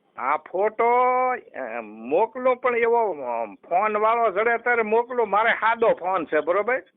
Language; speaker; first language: Gujarati; native; Gujarati